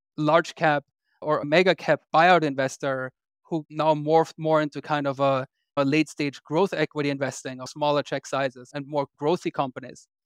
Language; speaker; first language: English; non-native, fluent; German